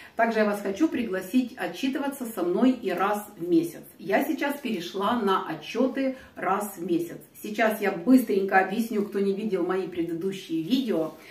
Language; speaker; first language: Russian; native; Russian